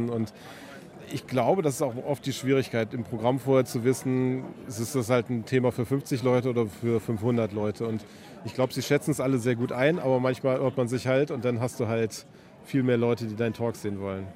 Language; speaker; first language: German; native; German